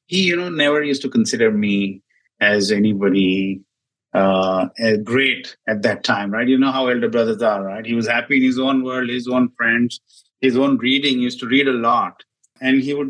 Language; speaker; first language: English; non-native, local second language; Hindi